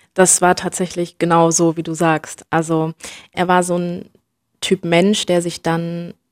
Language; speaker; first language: German; native; German